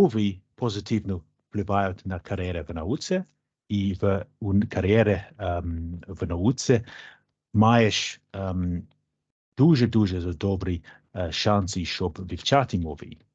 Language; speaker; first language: Ukrainian; non-native, learner; English